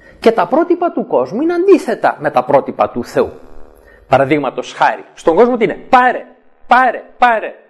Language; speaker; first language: Greek; native; Greek